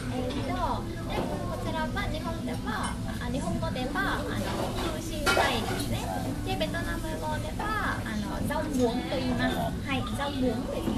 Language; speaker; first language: Japanese; non-native, fluent; Vietnamese